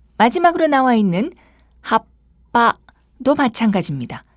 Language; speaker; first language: Korean; native; Korean